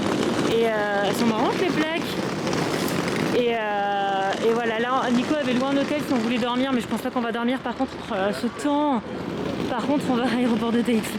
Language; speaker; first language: French; native; French